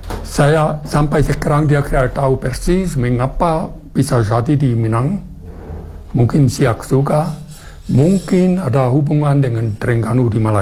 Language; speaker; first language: Indonesian; non-native, fluent; German